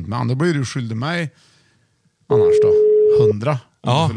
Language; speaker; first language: Swedish; native; Swedish